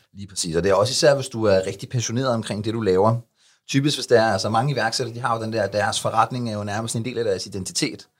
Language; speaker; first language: Danish; early bilingual, other home language; Arabic